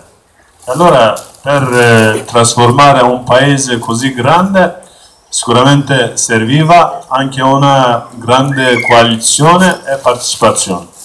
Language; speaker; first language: Italian; non-native, learner; Kurdish